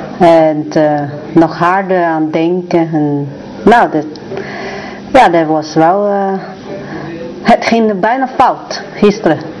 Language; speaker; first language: Dutch; non-native, learner; Chinese